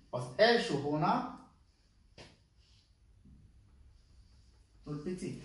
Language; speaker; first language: Hungarian; non-native, learner; Hebrew